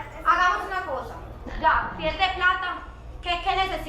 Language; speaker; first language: Spanish; native; Spanish